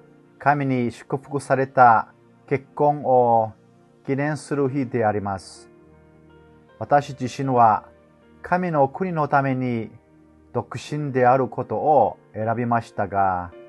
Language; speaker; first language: Japanese; non-native, fluent; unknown